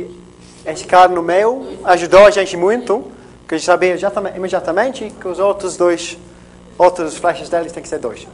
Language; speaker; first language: Portuguese; non-native, fluent; English